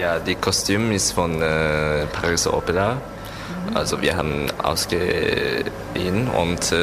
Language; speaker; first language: German; non-native, learner; Japanese